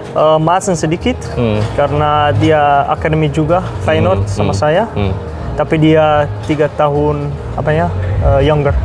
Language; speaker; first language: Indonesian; non-native, learner; Dutch